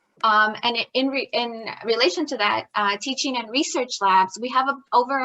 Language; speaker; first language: English; native; English